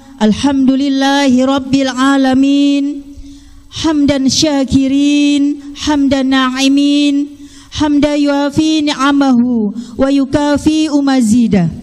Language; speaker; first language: Indonesian; non-native, local second language; Banjar